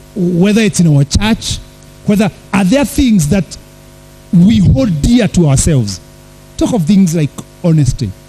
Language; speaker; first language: English; non-native, local second language; Swahili